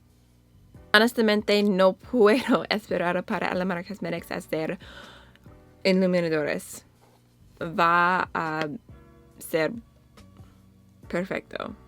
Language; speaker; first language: Spanish; non-native, learner; English